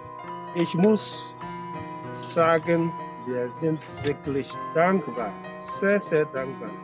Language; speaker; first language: German; non-native, learner; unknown